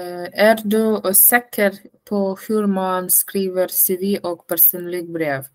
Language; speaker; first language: Swedish; non-native, learner; Russian